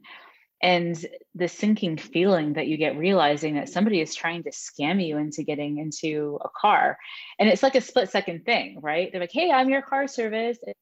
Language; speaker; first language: English; native; English